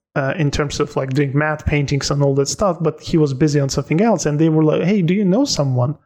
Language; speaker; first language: English; non-native, fluent; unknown